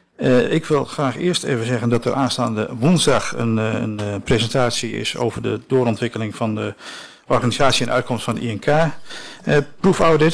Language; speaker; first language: Dutch; native; Dutch